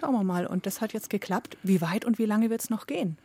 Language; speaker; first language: German; native; German